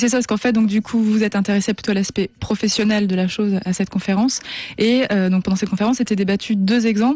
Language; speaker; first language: French; native; French